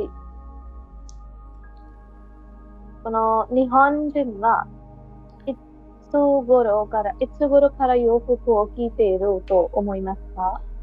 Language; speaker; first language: Japanese; non-native, learner; Hindi